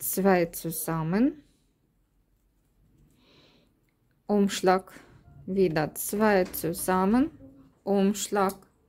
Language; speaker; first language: German; non-native, learner; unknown